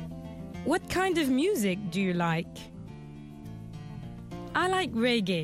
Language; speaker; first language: English; non-native, fluent; French